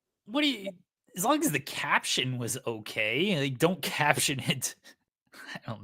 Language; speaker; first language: English; native; English